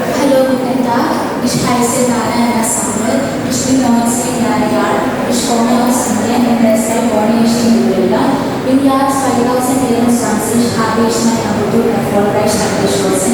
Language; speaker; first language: German; non-native, learner; Malayalam